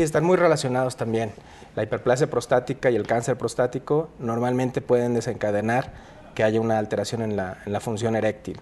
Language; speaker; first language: Spanish; native; Spanish